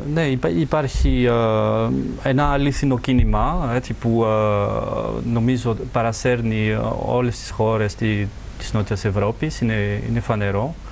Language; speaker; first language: Greek; non-native, fluent; French